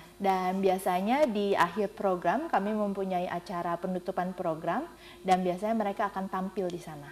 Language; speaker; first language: Indonesian; native; Indonesian